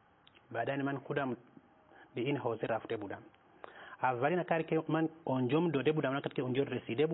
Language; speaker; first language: Persian; non-native, fluent; Nyanja